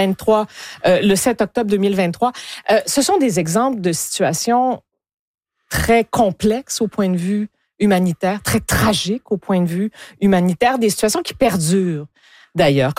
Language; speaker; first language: French; native; French